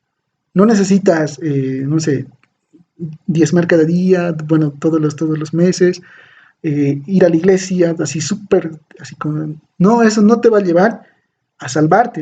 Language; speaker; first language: Spanish; native; Spanish